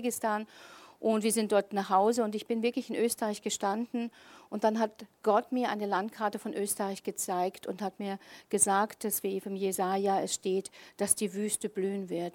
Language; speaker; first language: German; native; German